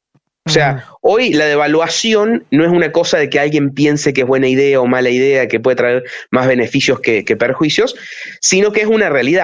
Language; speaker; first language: Spanish; native; Spanish